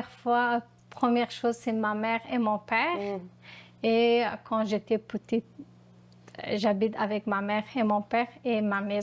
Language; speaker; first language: French; non-native, learner; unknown